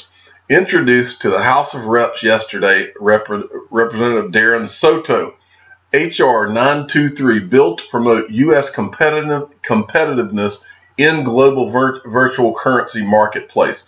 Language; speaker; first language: English; native; English